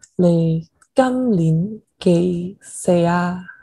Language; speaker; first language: Cantonese; non-native, learner; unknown